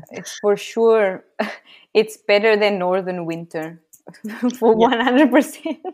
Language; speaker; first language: English; native; English